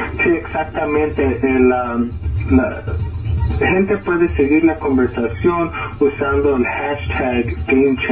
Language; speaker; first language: Spanish; early bilingual, heritage; Spanish